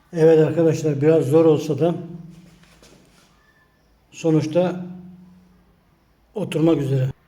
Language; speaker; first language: Turkish; native; Turkish